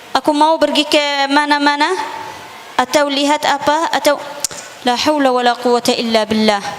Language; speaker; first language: Indonesian; non-native, learner; Arabic